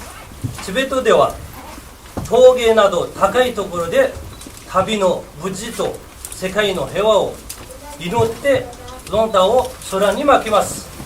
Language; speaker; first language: Japanese; non-native, fluent; Tibetan